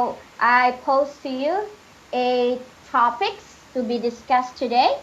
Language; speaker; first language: English; non-native, fluent; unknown